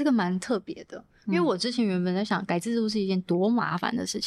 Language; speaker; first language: Chinese; native; Chinese